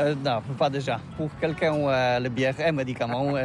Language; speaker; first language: French; non-native, learner; Polish